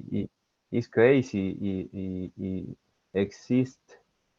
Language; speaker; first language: English; non-native, learner; Spanish